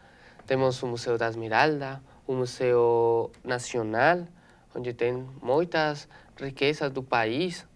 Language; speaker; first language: Portuguese; non-native, learner; Spanish